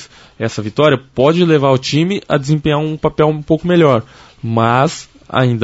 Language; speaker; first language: Portuguese; native; Portuguese